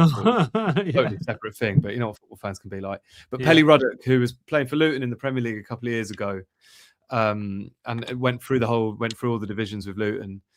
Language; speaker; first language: English; native; English